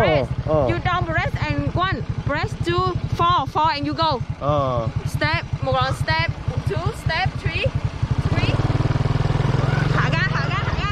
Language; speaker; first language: English; non-native, learner; Vietnamese